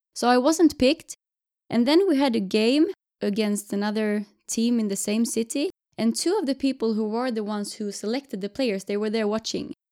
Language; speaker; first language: English; non-native, fluent; Swedish